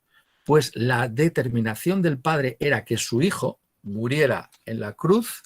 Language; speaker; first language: Spanish; native; Spanish